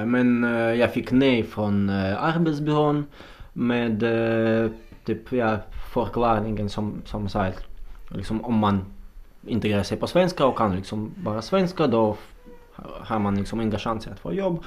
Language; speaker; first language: Swedish; non-native, fluent; Russian